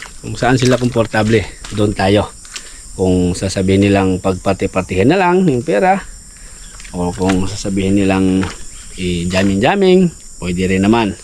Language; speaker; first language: Filipino; non-native, local second language; Cebuano